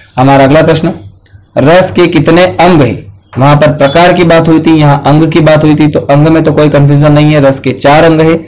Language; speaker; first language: Hindi; native; Hindi